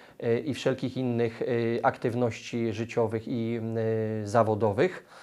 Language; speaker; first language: Polish; native; Polish